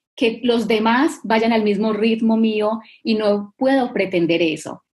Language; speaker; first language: Spanish; native; Spanish